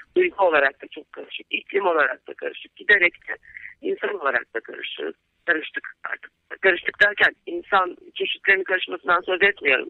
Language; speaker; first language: Turkish; native; Turkish